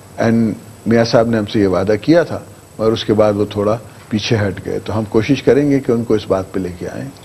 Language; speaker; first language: Urdu; non-native, local second language; English